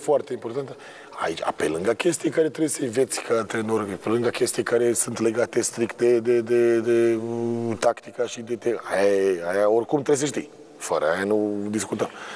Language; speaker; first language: Romanian; non-native, fluent; Serbian